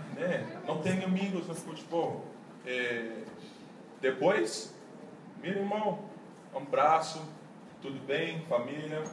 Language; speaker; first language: Portuguese; non-native, learner; English